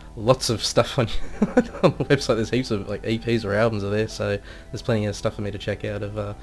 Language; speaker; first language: English; native; English